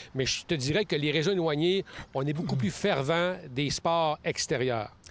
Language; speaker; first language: French; native; French